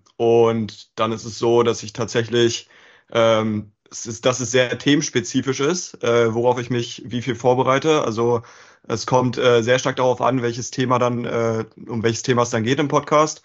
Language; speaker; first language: German; native; German